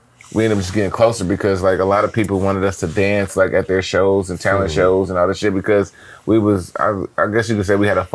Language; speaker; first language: English; native; English